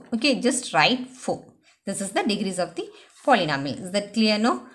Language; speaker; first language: English; non-native, local second language; Tamil